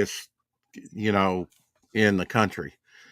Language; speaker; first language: English; native; English